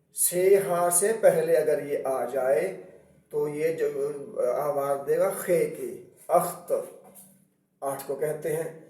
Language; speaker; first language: Urdu; non-native, local second language; Punjabi